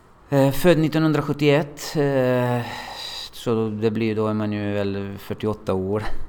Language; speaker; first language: Swedish; non-native, fluent; Bosnian